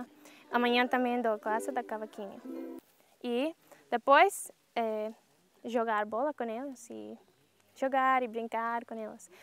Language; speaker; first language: Portuguese; non-native, learner; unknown